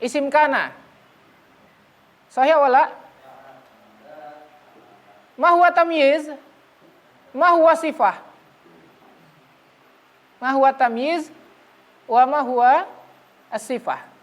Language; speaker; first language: Arabic; non-native, fluent; Indonesian